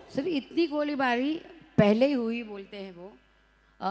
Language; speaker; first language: Hindi; non-native, local second language; Marathi